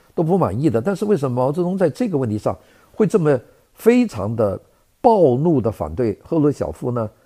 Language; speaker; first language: Chinese; native; Chinese